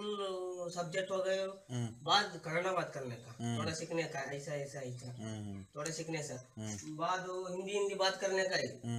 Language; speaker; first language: Hindi; non-native, local second language; Kannada